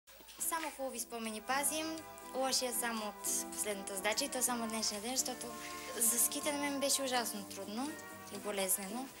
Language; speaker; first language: Bulgarian; native; Bulgarian